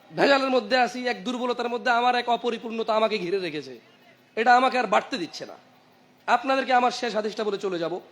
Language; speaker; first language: Bangla; early bilingual, heritage; Bangla